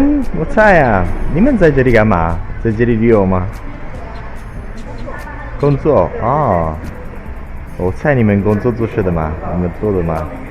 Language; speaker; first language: Chinese; non-native, learner; Italian